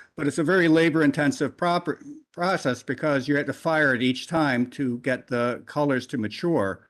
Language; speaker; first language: English; native; English